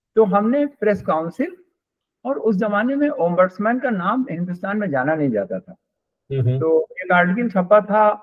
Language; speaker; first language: Hindi; native; Hindi